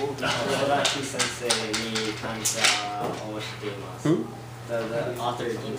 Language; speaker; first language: Japanese; non-native, learner; English